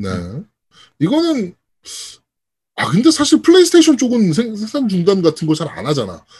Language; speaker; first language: Korean; native; Korean